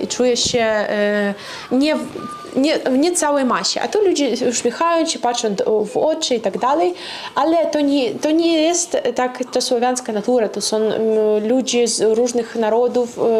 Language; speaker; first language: Polish; non-native, fluent; Russian